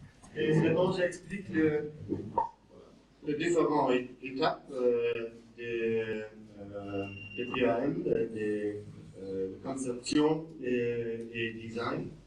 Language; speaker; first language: French; non-native, learner; German